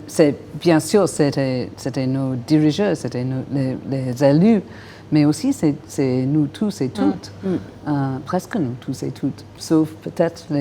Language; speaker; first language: French; non-native, fluent; English